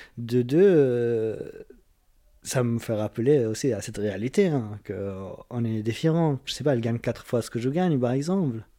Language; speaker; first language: French; non-native, fluent; Arabic